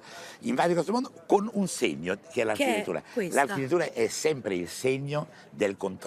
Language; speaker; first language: Italian; native; Italian